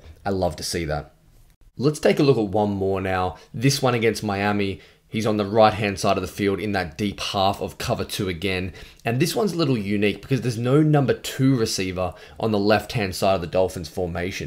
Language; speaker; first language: English; native; English